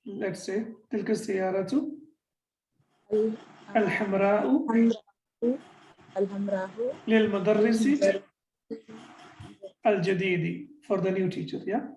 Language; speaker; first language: Arabic; non-native, fluent; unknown